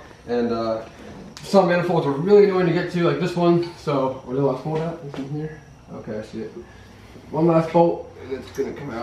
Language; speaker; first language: English; native; English